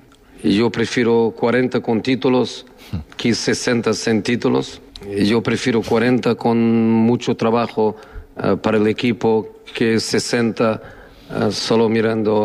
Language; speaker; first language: Spanish; non-native, fluent; Portuguese